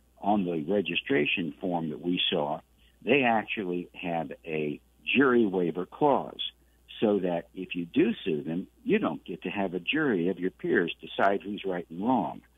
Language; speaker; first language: English; native; English